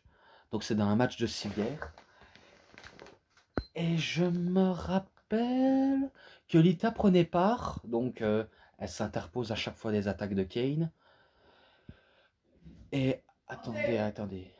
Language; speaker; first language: French; native; French